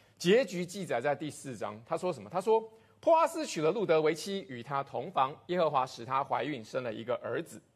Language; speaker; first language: Chinese; native; Chinese